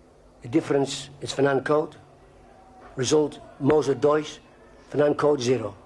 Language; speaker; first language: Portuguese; non-native, learner; English